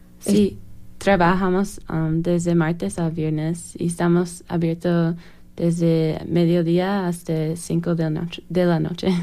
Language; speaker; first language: Spanish; non-native, learner; English